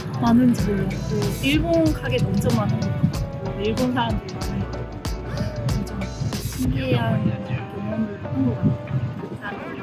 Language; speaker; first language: Korean; early bilingual, heritage; Japanese